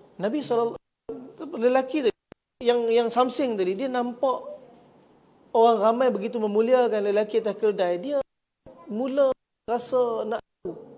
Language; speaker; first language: Malay; native; Malay